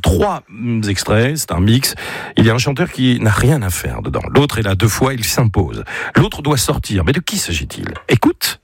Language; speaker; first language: French; native; French